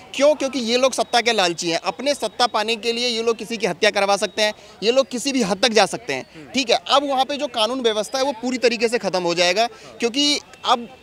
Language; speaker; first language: Hindi; native; Hindi